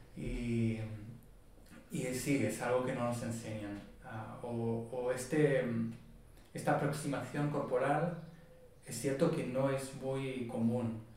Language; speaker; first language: Spanish; non-native, fluent; Hebrew